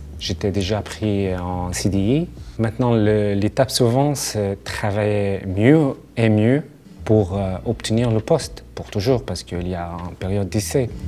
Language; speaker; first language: French; non-native, learner; Arabic